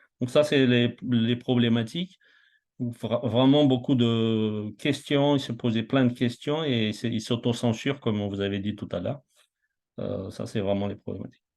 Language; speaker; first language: French; non-native, local second language; Malagasy